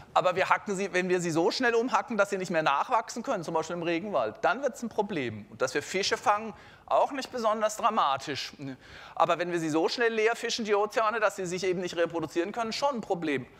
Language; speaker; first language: German; native; German